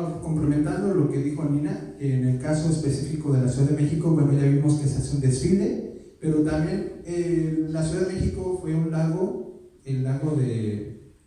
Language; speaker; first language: Spanish; native; Spanish